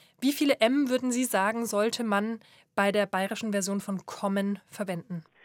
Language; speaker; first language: German; native; German